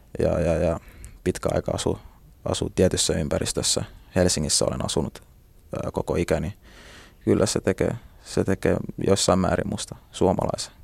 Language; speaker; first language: Finnish; early bilingual, other home language; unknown